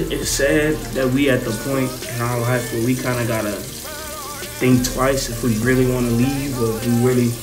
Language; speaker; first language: English; native; English